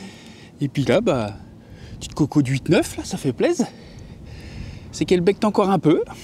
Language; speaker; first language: French; native; French